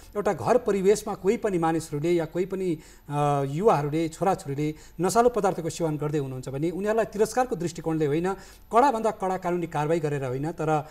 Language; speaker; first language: Nepali; native; Nepali